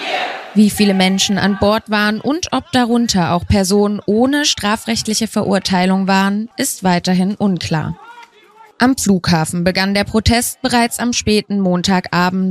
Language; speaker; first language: German; native; German